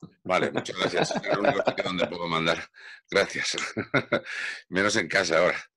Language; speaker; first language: Spanish; native; Spanish